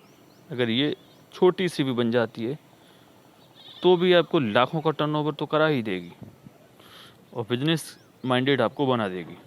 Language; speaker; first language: Hindi; native; Hindi